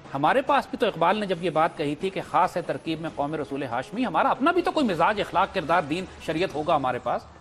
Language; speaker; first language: Urdu; native; Urdu